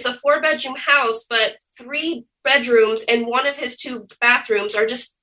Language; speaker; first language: English; native; English